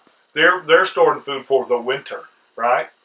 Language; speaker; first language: English; native; English